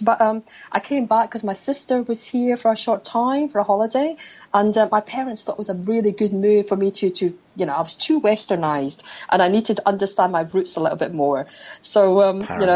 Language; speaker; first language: English; native; English